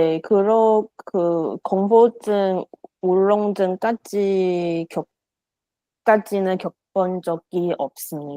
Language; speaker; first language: Korean; non-native, learner; Chinese